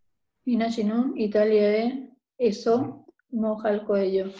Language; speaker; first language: Korean; non-native, learner; Spanish